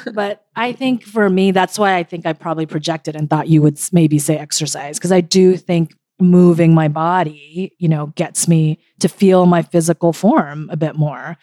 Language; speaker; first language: English; early bilingual, other home language; Korean